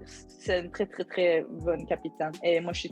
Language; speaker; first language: French; non-native, learner; Swedish